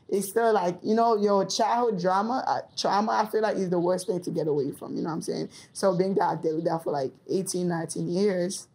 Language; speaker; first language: English; early bilingual, other home language; Haitian Creole